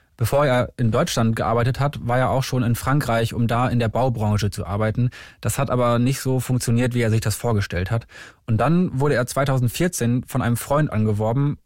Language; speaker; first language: German; native; German